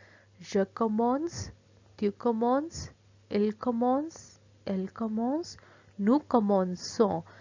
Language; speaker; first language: French; non-native, fluent; Hindi